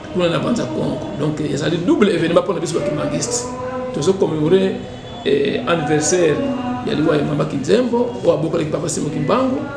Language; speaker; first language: Lingala; non-native, local second language; Kongo